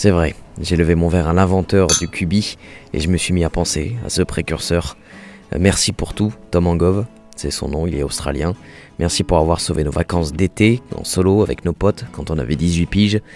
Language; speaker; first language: French; native; French